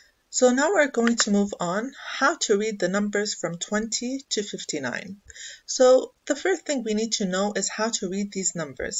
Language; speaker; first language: English; non-native, fluent; Arabic